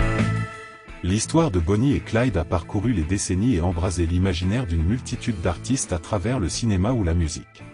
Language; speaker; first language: French; native; French